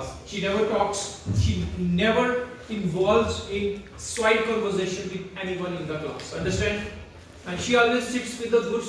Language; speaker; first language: English; non-native, local second language; Hindi